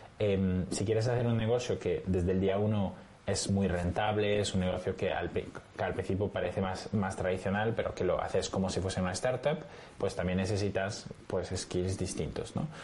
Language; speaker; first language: Spanish; non-native, fluent; French